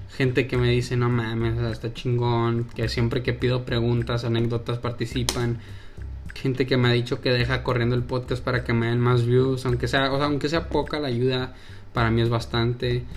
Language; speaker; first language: Spanish; native; Spanish